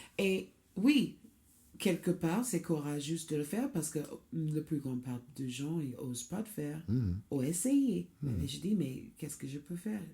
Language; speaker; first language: French; non-native, fluent; English